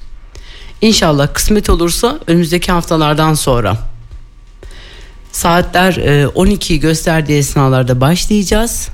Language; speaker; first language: Turkish; native; Turkish